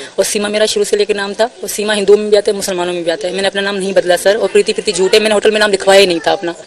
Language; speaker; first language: Urdu; non-native, local second language; Sindhi